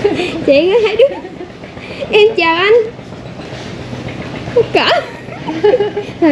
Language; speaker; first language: Vietnamese; native; Vietnamese